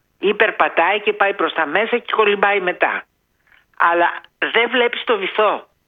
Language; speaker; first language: Greek; early bilingual, heritage; Greek